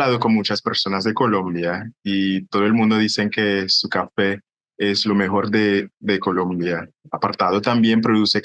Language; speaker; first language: Spanish; non-native, fluent; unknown